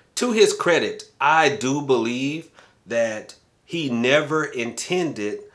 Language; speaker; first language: English; native; English